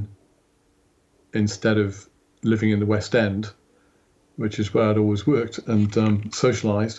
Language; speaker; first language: English; native; English